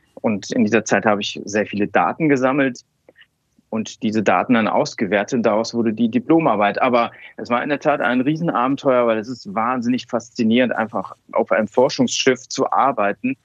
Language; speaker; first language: German; native; German